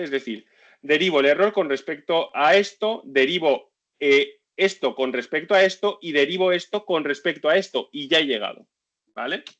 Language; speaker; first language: Spanish; native; Spanish